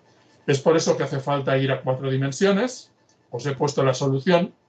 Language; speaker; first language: Spanish; native; Spanish